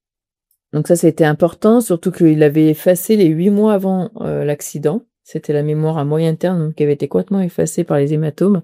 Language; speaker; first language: French; native; French